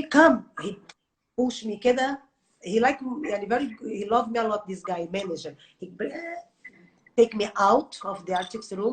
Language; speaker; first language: English; non-native, learner; Portuguese